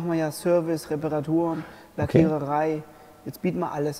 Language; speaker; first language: German; early bilingual, other home language; Polish